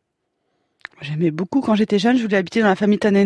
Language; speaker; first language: French; native; French